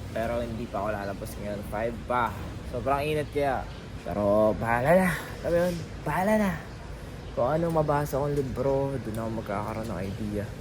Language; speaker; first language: Filipino; non-native, local second language; Hiligaynon